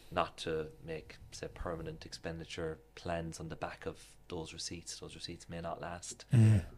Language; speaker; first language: English; native; English